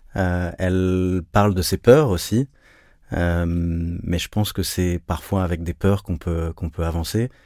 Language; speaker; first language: French; native; French